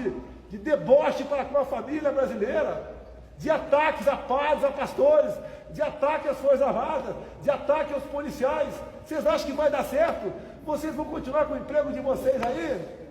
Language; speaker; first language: Portuguese; native; Portuguese